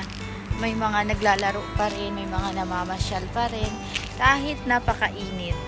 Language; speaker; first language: Filipino; native; Filipino